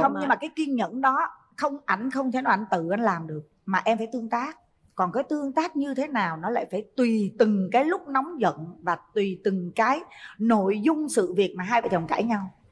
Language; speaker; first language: Vietnamese; native; Vietnamese